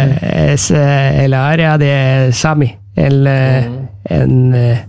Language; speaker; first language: Spanish; non-native, learner; Norwegian